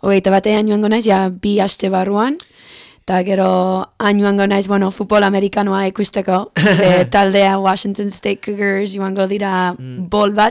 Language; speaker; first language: Basque; early bilingual, heritage; Basque